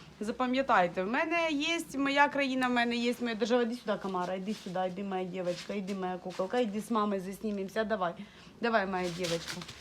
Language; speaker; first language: Ukrainian; non-native, local second language; Russian